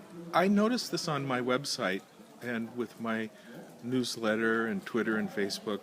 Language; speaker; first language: English; native; English